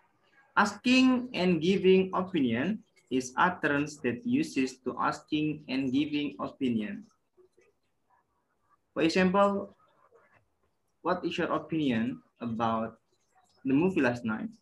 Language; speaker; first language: English; non-native, learner; Indonesian